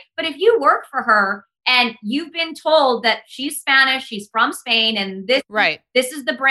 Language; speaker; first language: English; early bilingual, other home language; Spanish